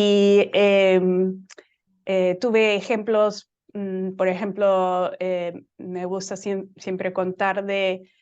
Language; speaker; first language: Spanish; non-native, fluent; English